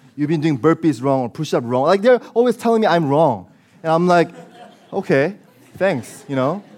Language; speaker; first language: English; early bilingual, other home language; Korean